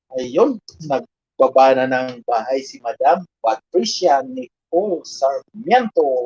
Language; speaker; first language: Filipino; non-native, local second language; Bikol